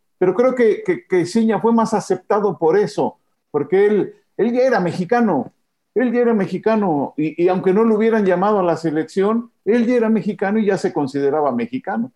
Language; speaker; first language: Spanish; native; Spanish